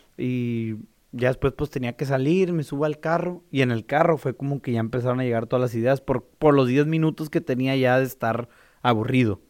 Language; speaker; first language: Spanish; native; Spanish